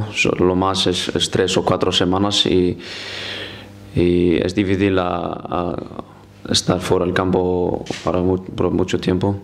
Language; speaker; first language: Spanish; non-native, fluent; Icelandic